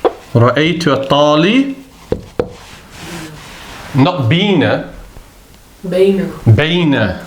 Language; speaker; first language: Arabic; non-native, fluent; English